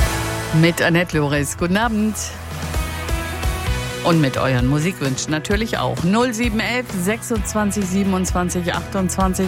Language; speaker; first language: German; native; German